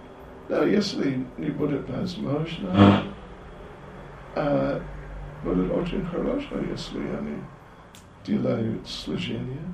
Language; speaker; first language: Russian; non-native, learner; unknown